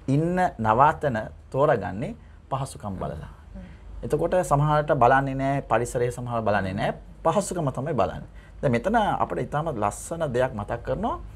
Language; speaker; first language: Sinhala; non-native, local second language; Tamil